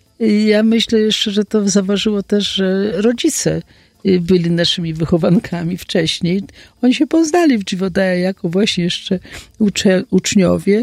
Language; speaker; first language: Polish; native; Polish